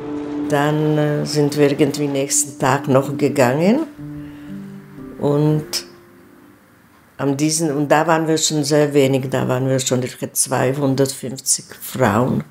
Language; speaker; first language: German; non-native, fluent; Czech